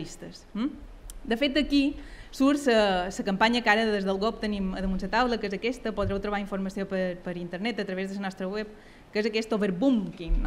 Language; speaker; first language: Catalan; native; Catalan